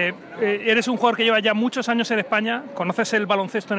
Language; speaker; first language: Spanish; native; Spanish